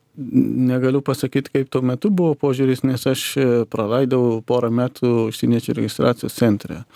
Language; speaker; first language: Lithuanian; non-native, fluent; Persian